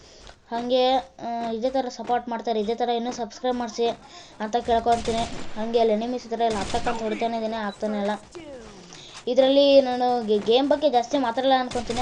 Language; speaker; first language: Kannada; native; Kannada